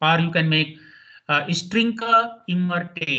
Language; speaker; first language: German; non-native, fluent; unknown